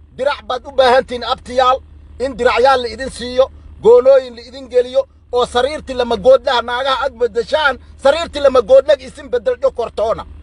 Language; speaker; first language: Somali; native; Somali